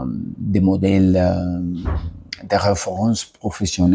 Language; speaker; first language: French; non-native, learner; Spanish